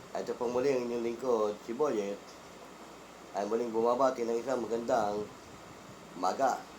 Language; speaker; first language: Filipino; non-native, local second language; Cebuano